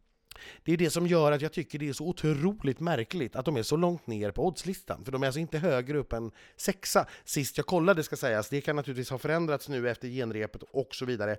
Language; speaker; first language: Swedish; native; Swedish